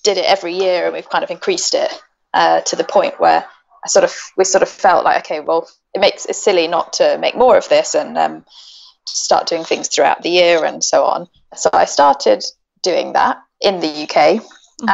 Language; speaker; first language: English; native; English